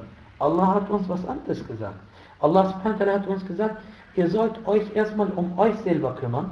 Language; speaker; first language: German; non-native, fluent; Arabic